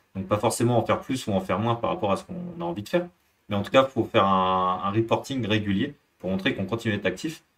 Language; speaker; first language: French; native; French